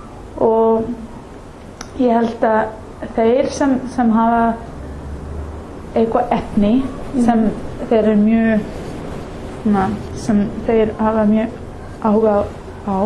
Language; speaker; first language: Icelandic; non-native, learner; English